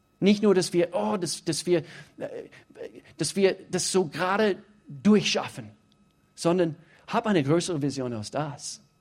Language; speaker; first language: German; non-native, fluent; English